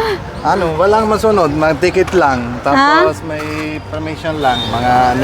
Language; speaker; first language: Filipino; non-native, learner; Punjabi